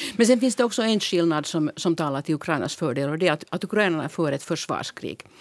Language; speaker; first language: Swedish; native; Swedish